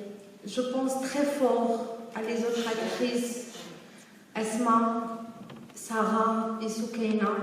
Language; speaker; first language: French; non-native, local second language; Arabic